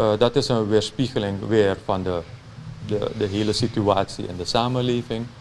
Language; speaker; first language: Dutch; native; Dutch